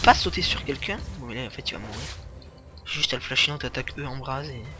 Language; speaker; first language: French; native; French